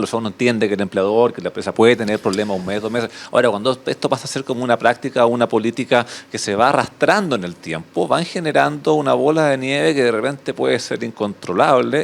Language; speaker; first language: Spanish; native; Spanish